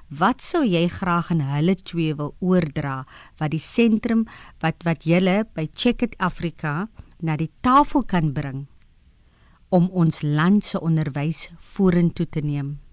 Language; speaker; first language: Afrikaans; native; Afrikaans